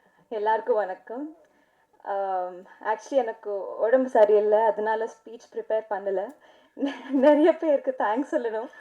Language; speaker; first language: Tamil; non-native, learner; Telugu